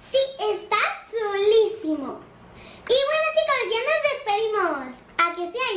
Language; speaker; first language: Spanish; native; Spanish